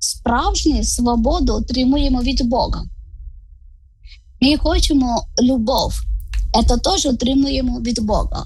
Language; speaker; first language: Ukrainian; non-native, learner; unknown